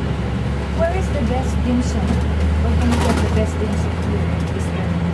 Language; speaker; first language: English; non-native, local second language; Filipino